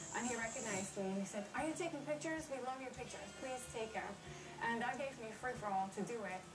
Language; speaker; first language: English; non-native, fluent; Dutch